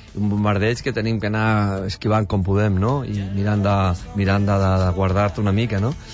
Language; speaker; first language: Catalan; non-native, local second language; Spanish